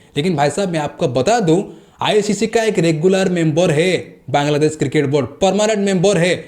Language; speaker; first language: Hindi; native; Hindi